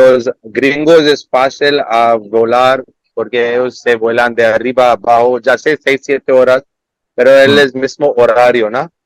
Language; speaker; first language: Spanish; non-native, learner; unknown